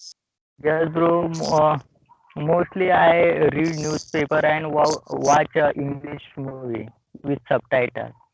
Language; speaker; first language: English; non-native, learner; Marathi